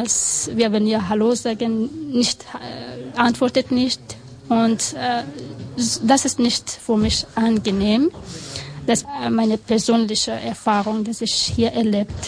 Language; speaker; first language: German; non-native, learner; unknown